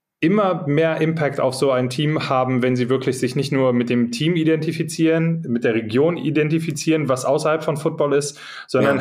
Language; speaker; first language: German; native; German